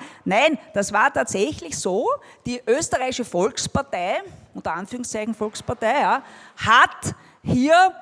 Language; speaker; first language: German; native; German